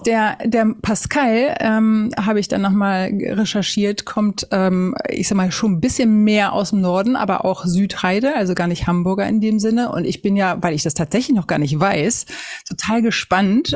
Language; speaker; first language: German; native; German